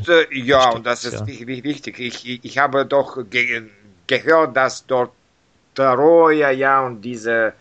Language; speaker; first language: German; non-native, learner; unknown